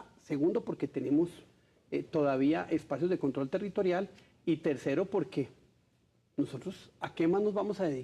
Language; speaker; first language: Spanish; native; Spanish